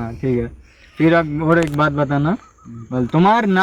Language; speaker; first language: Hindi; non-native, local second language; Bangla